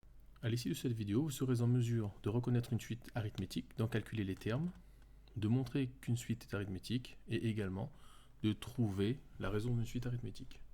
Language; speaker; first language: French; native; French